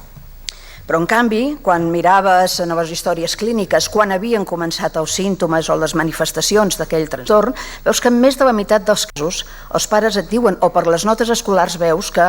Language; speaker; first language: Catalan; native; Catalan